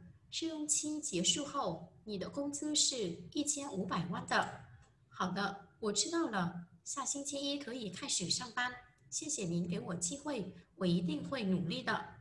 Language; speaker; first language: Chinese; non-native, fluent; Vietnamese